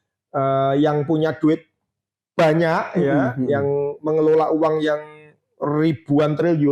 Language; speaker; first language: Indonesian; native; Indonesian